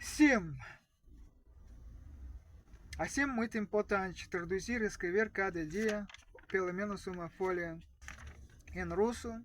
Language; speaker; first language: Portuguese; non-native, fluent; Russian